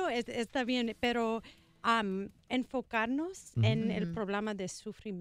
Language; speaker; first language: Spanish; non-native, learner; English